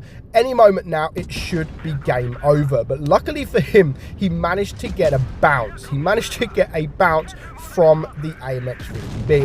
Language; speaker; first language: English; native; English